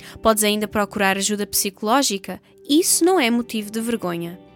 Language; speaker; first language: Portuguese; native; Portuguese